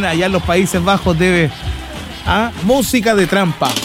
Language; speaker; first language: Spanish; native; Spanish